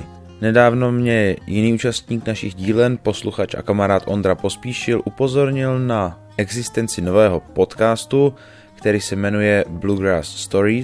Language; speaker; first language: Czech; native; Czech